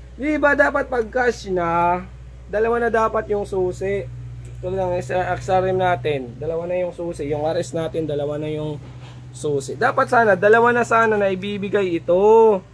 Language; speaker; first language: Filipino; non-native, local second language; Waray